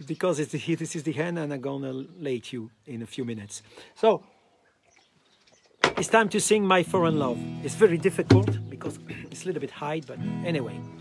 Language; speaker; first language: English; non-native, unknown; French